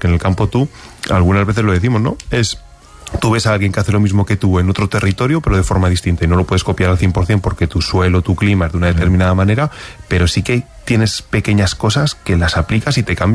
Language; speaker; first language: Spanish; native; Spanish